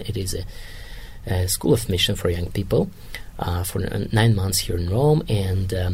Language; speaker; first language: English; non-native, fluent; Kazakh